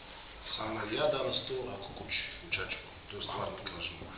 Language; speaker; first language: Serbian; non-native, learner; Russian